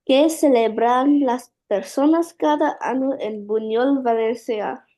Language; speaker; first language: Spanish; non-native, learner; English